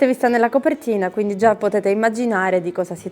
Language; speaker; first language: Italian; native; Italian